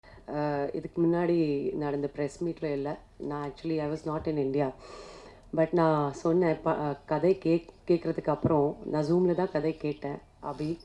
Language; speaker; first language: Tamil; non-native, fluent; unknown